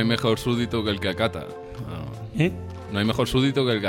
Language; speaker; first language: Spanish; native; Spanish